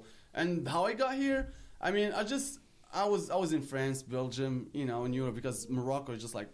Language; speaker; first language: English; non-native, fluent; Arabic